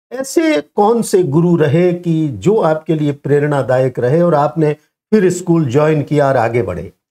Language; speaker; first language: Hindi; native; Hindi